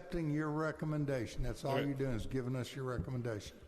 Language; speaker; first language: English; native; English